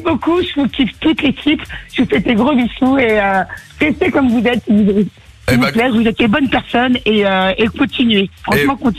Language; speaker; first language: French; native; French